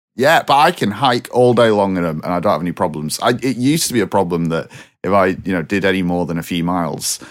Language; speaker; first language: English; native; English